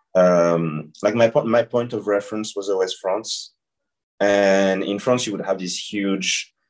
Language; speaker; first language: English; non-native, fluent; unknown